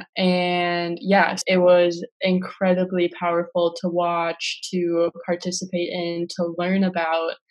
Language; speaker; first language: English; native; English